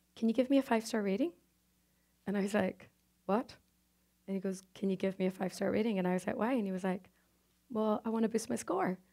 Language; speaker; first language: English; native; English